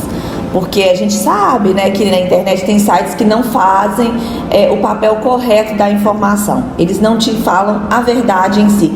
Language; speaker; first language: Portuguese; native; Portuguese